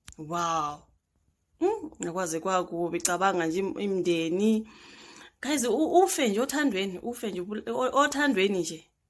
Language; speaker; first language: Zulu; native; Zulu